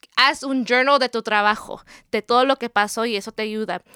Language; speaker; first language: Spanish; early bilingual, heritage; Spanish